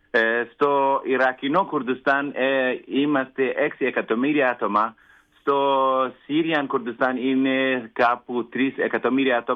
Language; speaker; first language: Greek; non-native, learner; Kurdish